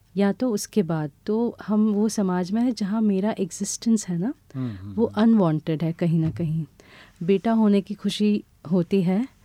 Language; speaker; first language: Hindi; non-native, local second language; Gujarati